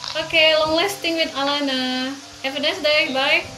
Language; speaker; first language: English; non-native, learner; Indonesian